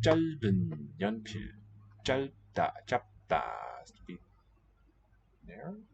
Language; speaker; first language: Korean; non-native, learner; English